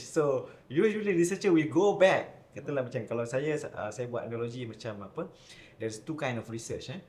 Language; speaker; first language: English; non-native, local second language; Malay